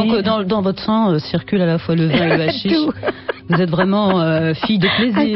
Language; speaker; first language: French; native; French